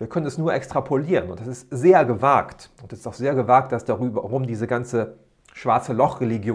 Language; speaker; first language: German; native; German